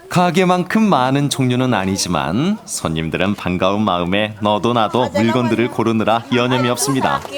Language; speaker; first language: Korean; native; Korean